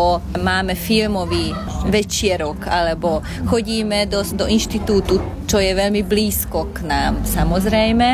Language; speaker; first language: Slovak; non-native, local second language; Hungarian